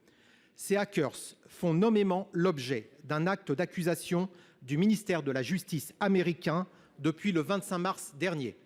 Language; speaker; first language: French; native; French